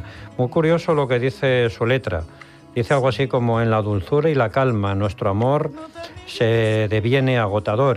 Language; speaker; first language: Spanish; native; Spanish